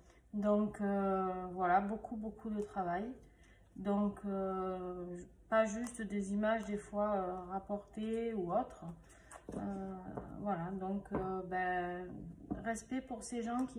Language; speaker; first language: French; native; French